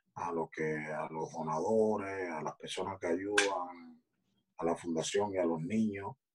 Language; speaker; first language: Spanish; native; Spanish